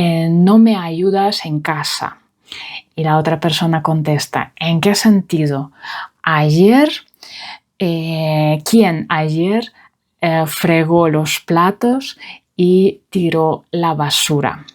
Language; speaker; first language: Spanish; non-native, fluent; Russian